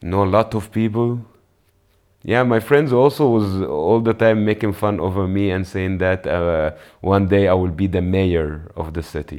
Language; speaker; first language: English; non-native, fluent; Arabic